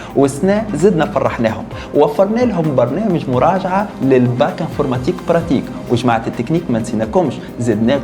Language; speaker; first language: Arabic; native; Arabic